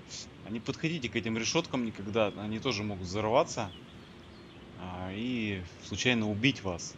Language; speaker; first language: Russian; native; Russian